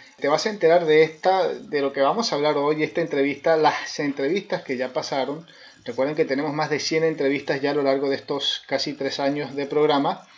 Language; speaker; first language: Spanish; native; Spanish